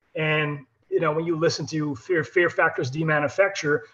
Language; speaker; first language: English; non-native, fluent; Dutch